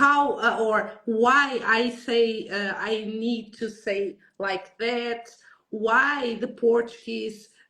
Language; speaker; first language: English; non-native, learner; Portuguese